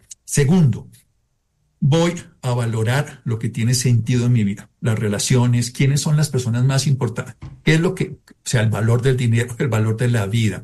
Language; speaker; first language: Spanish; native; Spanish